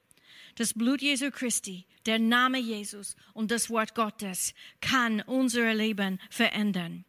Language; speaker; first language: German; non-native, fluent; English